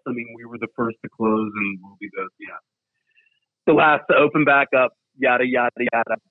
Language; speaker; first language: English; native; English